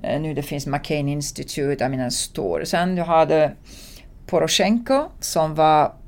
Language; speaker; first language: Swedish; non-native, fluent; Italian